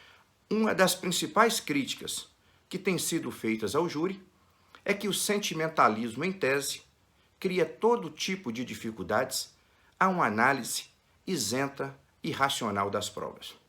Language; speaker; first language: Portuguese; native; Portuguese